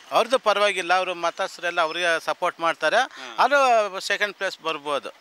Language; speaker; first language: Kannada; native; Kannada